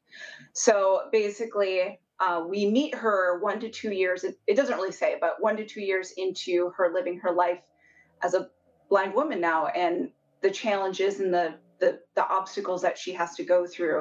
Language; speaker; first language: English; native; English